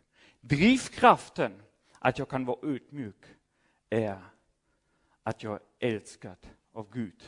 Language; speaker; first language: Swedish; non-native, fluent; German